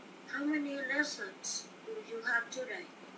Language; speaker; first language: English; non-native, learner; Vietnamese